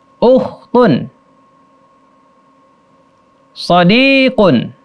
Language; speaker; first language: Arabic; non-native, fluent; Indonesian